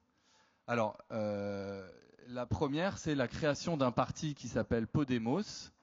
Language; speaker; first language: French; native; French